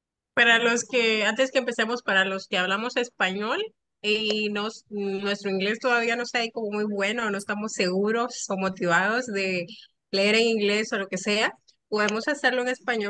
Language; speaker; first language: Spanish; early bilingual, other home language; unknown